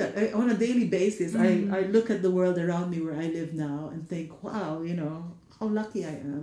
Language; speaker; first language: English; non-native, local second language; Filipino